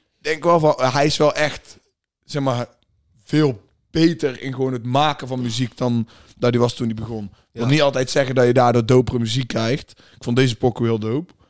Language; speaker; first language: Dutch; native; Dutch